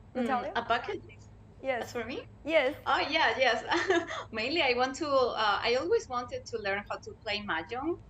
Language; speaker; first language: English; non-native, fluent; Spanish